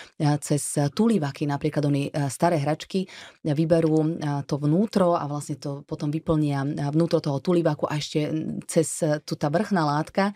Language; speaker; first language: Slovak; native; Slovak